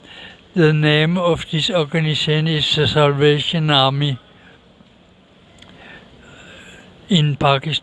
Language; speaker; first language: English; non-native, learner; Danish